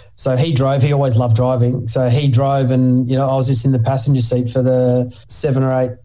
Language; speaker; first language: English; native; English